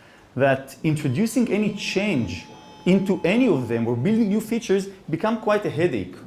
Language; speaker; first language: English; non-native, fluent; Hebrew